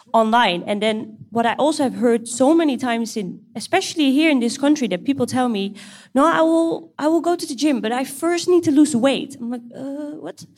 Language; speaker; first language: English; non-native, fluent; Dutch